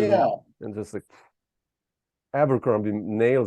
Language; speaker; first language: English; non-native, fluent; Slovenian